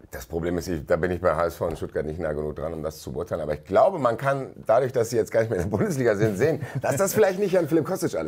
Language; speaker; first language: German; native; German